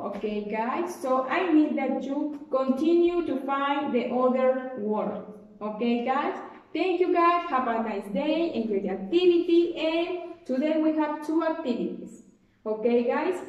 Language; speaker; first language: English; non-native, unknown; Spanish